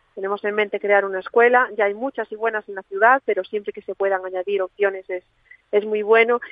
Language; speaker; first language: Spanish; native; Spanish